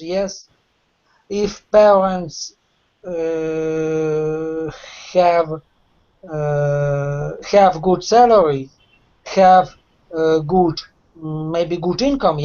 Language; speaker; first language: English; non-native, learner; Russian